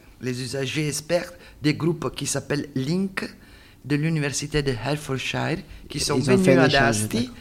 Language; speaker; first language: French; non-native, learner; Italian